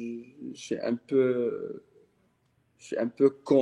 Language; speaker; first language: French; non-native, local second language; Arabic